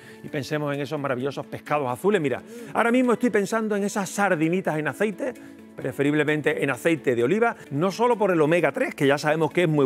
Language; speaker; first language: Spanish; native; Spanish